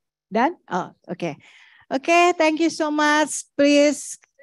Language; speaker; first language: English; non-native, fluent; Indonesian